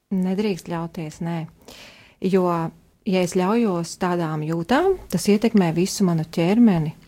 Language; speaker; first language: Latvian; native; Latvian